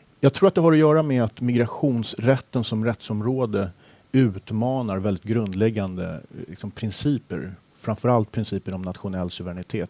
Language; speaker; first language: Swedish; native; Swedish